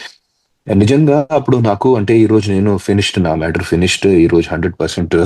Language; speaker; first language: Telugu; non-native, fluent; Hindi